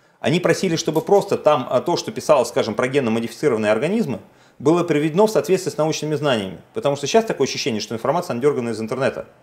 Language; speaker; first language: Russian; native; Russian